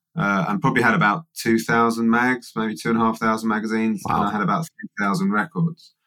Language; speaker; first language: English; native; English